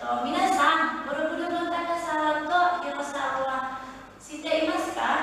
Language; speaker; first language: Japanese; non-native, learner; Indonesian